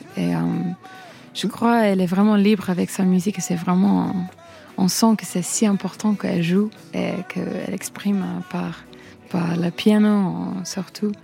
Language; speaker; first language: French; non-native, fluent; English